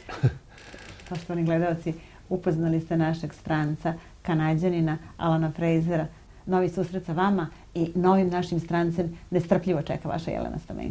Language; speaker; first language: Serbian; native; Serbian